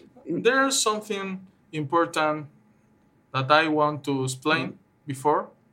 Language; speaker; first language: English; non-native, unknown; Spanish